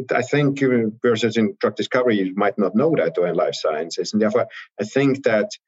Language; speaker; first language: English; non-native, fluent; German